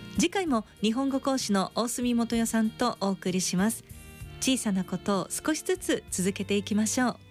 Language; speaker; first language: Japanese; native; Japanese